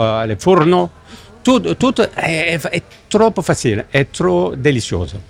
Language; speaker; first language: Italian; non-native, learner; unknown